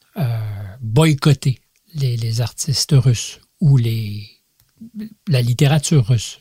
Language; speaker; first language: French; native; French